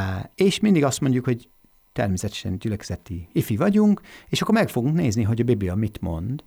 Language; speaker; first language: Hungarian; non-native, fluent; English